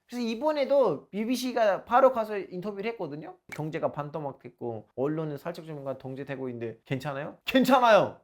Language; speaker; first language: Korean; non-native, fluent; Turkish